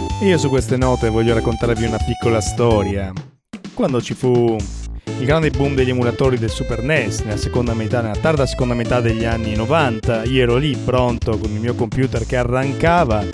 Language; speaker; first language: Italian; native; Italian